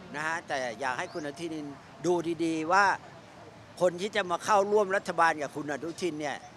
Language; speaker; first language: Thai; native; Thai